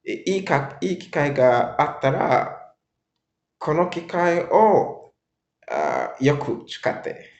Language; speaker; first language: Japanese; non-native, learner; English